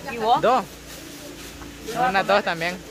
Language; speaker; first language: Spanish; native; Spanish